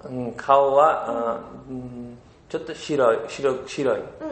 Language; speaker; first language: Japanese; non-native, learner; Bangla